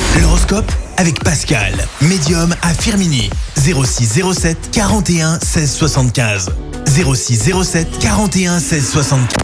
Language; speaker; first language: French; native; French